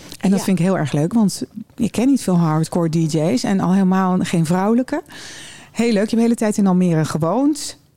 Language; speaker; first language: Dutch; early bilingual, other home language; German